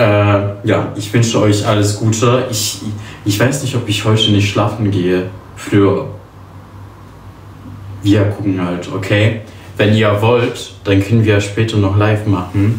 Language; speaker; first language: German; early bilingual, other home language; Polish